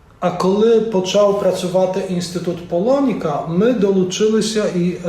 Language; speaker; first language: Ukrainian; non-native, fluent; Polish